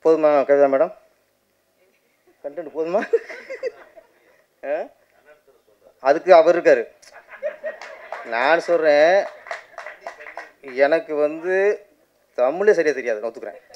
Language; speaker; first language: Tamil; native; Tamil